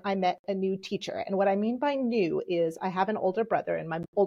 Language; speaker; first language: English; early bilingual, other home language; Polish